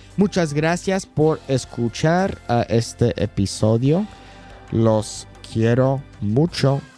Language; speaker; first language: Spanish; non-native, fluent; English